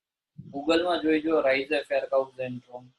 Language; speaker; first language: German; non-native, fluent; Gujarati